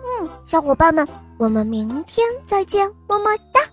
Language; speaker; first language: Chinese; native; Chinese